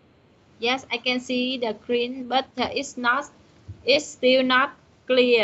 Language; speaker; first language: English; non-native, learner; Vietnamese